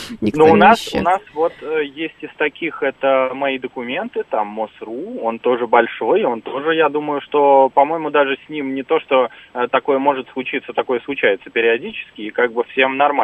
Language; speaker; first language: Russian; native; Russian